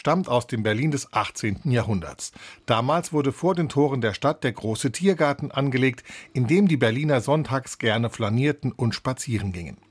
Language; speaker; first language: German; native; German